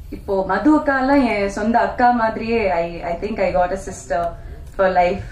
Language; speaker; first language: Tamil; non-native, local second language; Malayalam